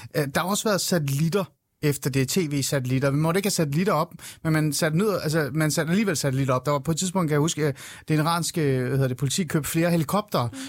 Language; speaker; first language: Danish; early bilingual, other home language; Persian